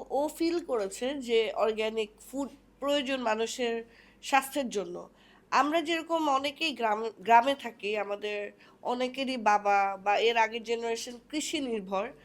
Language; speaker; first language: Bangla; native; Bangla